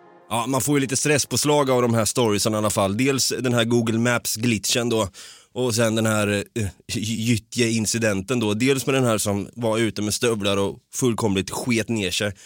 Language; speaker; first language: Swedish; native; Swedish